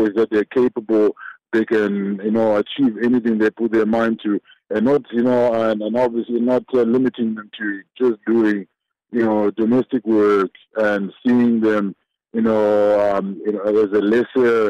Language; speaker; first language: English; non-native, local second language; Shona